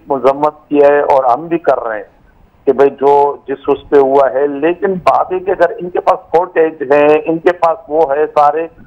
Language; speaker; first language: Urdu; non-native, local second language; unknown